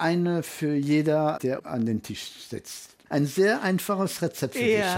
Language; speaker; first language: German; non-native, fluent; French